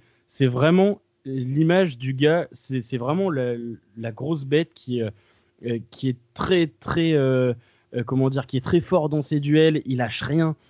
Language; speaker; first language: French; native; French